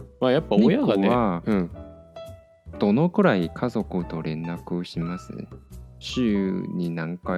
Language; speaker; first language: Japanese; non-native, fluent; Chinese